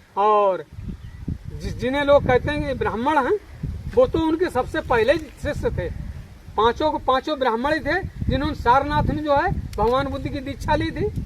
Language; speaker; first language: Hindi; native; Hindi